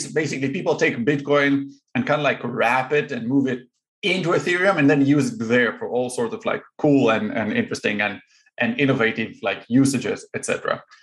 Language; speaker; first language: English; non-native, fluent; Hebrew